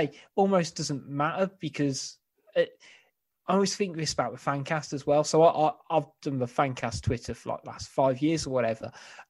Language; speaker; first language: English; native; English